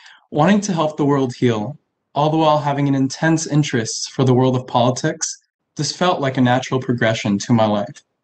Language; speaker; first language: English; early bilingual, other home language; Spanish